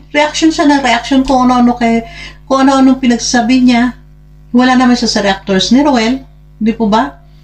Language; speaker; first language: Filipino; non-native, local second language; Hiligaynon